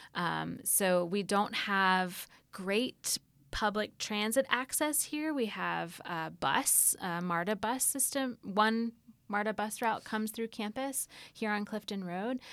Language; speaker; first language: English; native; English